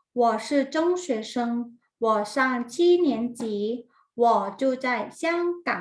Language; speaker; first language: Chinese; non-native, fluent; Thai